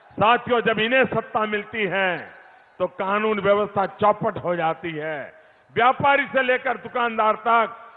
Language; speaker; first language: Hindi; non-native, local second language; Gujarati